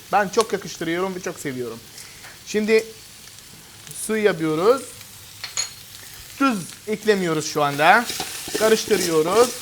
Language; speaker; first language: Turkish; non-native, fluent; Arabic